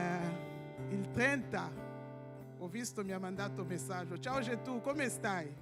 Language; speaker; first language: Italian; non-native, fluent; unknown